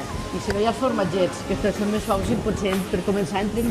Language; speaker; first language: Catalan; native; Catalan